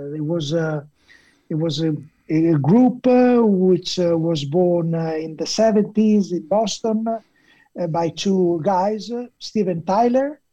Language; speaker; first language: English; non-native, fluent; Italian